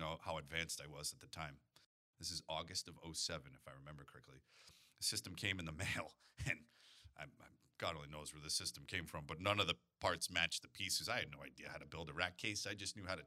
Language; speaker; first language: English; native; English